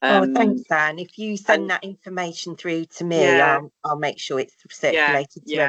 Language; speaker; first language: English; native; English